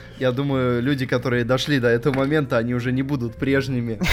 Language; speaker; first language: Russian; native; Russian